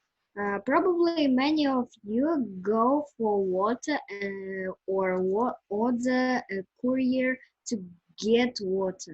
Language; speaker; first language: English; non-native, learner; Russian